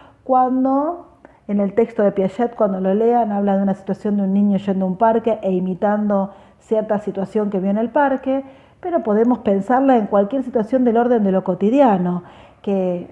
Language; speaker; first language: Spanish; native; Spanish